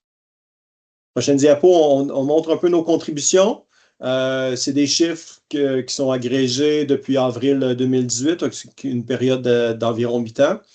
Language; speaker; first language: French; native; French